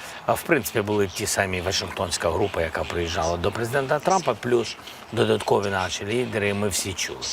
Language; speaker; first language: Ukrainian; non-native, local second language; Russian